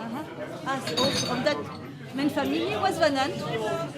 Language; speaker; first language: Dutch; non-native, local second language; French